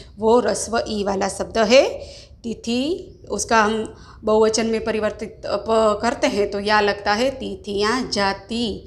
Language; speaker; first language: Hindi; non-native, local second language; Gujarati